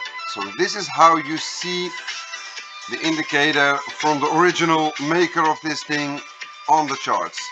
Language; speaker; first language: English; non-native, fluent; Dutch